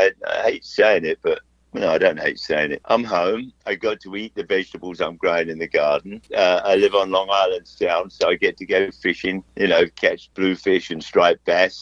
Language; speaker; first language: English; native; English